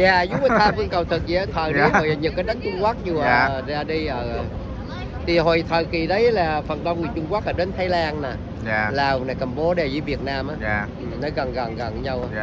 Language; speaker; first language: Vietnamese; native; Vietnamese